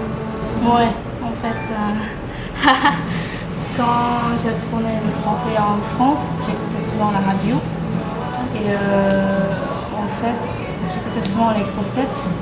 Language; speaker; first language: French; non-native, fluent; Korean